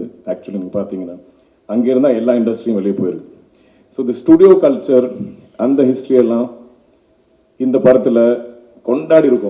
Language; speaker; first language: Tamil; non-native, local second language; Malayalam